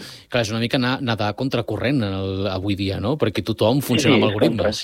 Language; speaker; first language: Catalan; native; Catalan